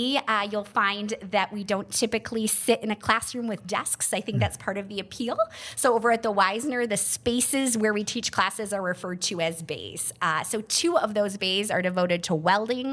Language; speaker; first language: English; native; English